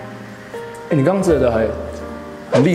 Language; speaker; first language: Chinese; non-native, fluent; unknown